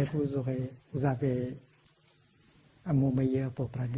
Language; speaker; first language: French; non-native, fluent; Vietnamese